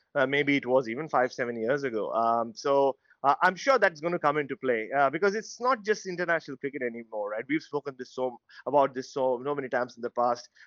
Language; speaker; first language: English; non-native, local second language; Tamil